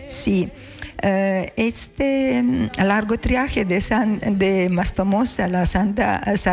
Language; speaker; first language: Spanish; non-native, learner; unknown